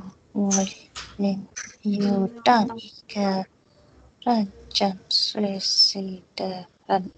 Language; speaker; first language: Chinese; non-native, learner; Indonesian